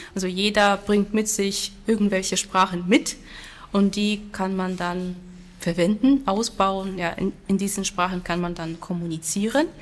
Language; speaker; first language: German; non-native, fluent; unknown